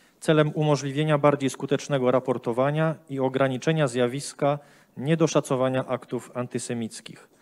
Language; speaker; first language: Polish; native; Polish